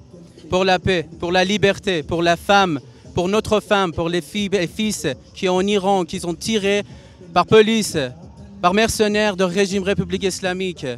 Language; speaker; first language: French; non-native, learner; Persian